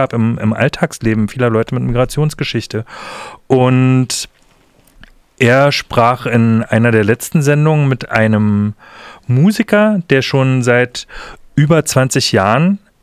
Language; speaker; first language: German; native; German